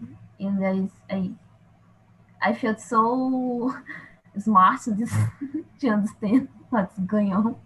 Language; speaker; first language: English; non-native, learner; Portuguese